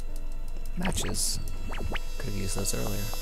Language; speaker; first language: English; native; English